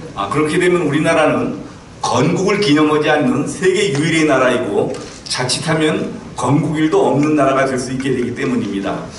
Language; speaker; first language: Korean; native; Korean